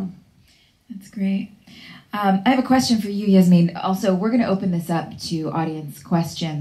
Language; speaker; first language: English; native; English